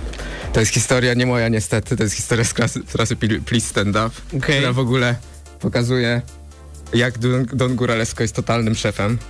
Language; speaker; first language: Polish; native; Polish